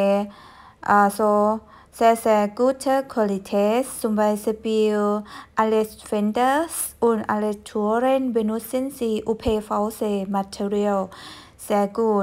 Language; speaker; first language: German; non-native, fluent; Thai